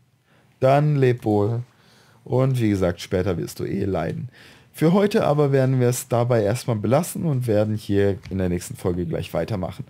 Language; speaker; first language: German; native; German